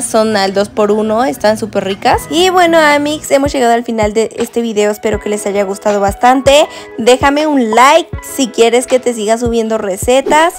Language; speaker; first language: Spanish; native; Spanish